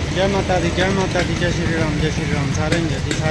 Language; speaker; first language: Hindi; native; Hindi